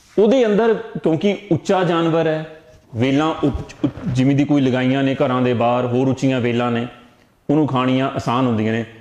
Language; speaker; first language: Punjabi; native; Punjabi